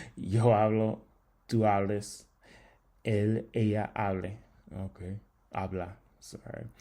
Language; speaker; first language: Spanish; non-native, learner; English